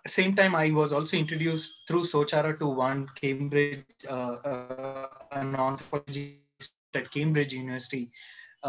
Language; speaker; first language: English; non-native, local second language; Kannada